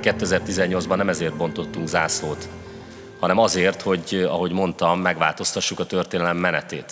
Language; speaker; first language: Hungarian; native; Hungarian